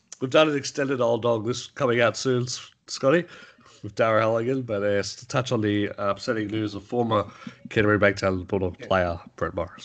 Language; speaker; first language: English; native; English